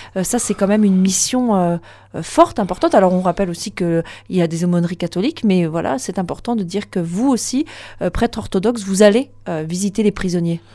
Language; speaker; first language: French; native; French